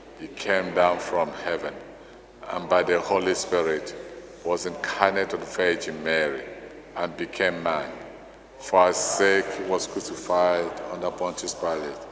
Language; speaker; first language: English; non-native, local second language; Igbo